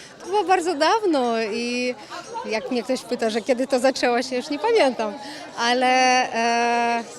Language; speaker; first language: Polish; non-native, fluent; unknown